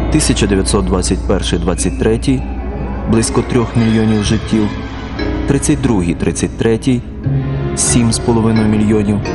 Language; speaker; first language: Ukrainian; native; Ukrainian